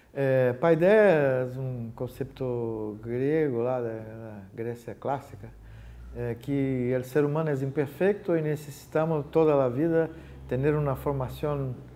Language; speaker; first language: Portuguese; native; Portuguese